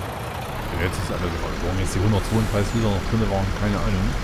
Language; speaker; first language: German; native; German